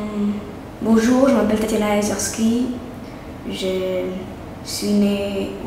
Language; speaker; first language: French; non-native, fluent; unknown